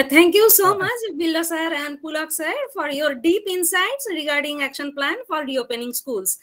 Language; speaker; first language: English; non-native, local second language; Bangla